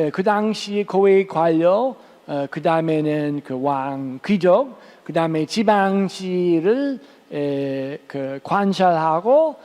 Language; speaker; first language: Korean; non-native, fluent; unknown